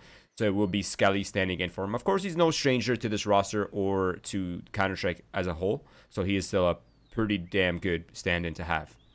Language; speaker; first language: English; native; English